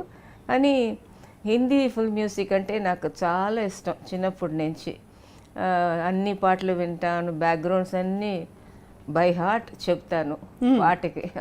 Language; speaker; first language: Telugu; non-native, local second language; Tamil